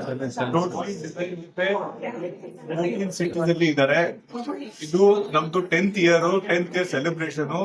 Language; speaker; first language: Kannada; non-native, local second language; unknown